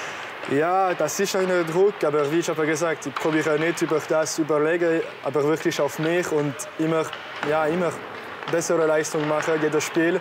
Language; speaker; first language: German; non-native, local second language; French